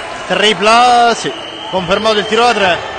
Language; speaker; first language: Italian; native; Italian